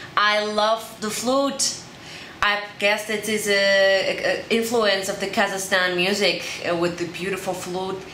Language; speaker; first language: English; non-native, fluent; German